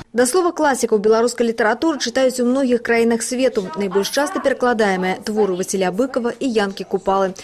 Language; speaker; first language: Belarusian; native; Belarusian